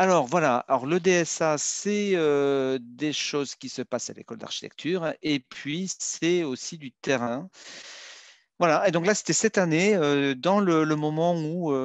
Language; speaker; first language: French; native; French